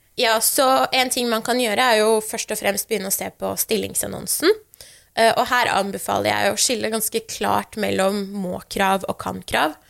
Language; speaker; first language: Norwegian; early bilingual, other home language; Persian